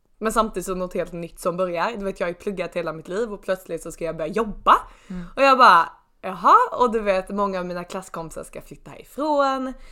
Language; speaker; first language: Swedish; native; Swedish